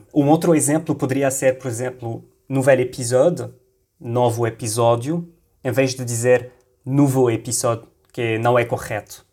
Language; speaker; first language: Portuguese; non-native, fluent; Arabic